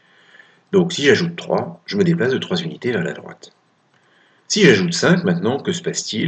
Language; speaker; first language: French; native; French